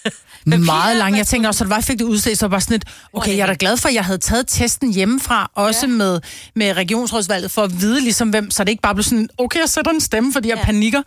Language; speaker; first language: Danish; native; Danish